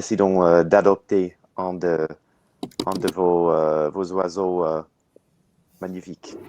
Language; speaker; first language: French; non-native, learner; English